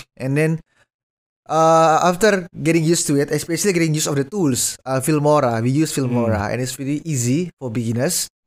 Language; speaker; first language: English; non-native, fluent; Indonesian